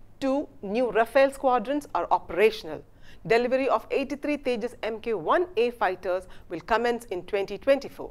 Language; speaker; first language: English; non-native, local second language; Malayalam